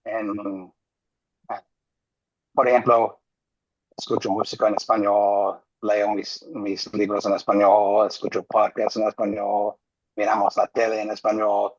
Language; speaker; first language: Spanish; non-native, fluent; English